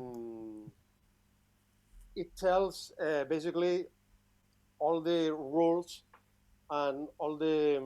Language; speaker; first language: English; non-native, fluent; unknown